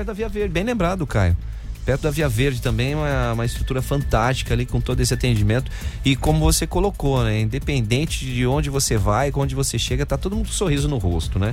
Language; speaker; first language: Portuguese; native; Portuguese